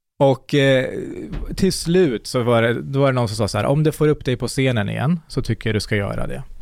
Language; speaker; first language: Swedish; early bilingual, other home language; Kurdish